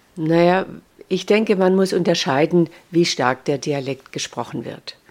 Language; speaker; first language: German; native; German